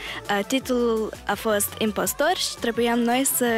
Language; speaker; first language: Romanian; early bilingual, heritage; Romanian